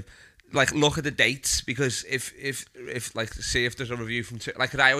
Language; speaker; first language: English; native; English